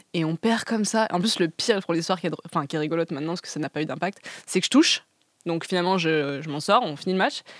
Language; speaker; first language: French; native; French